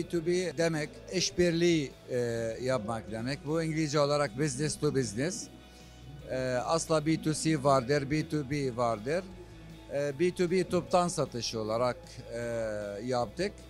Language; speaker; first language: Turkish; non-native, learner; Arabic